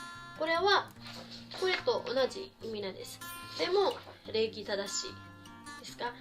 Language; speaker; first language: Japanese; non-native, fluent; Filipino